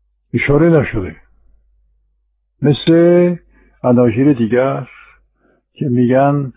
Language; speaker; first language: Persian; non-native, fluent; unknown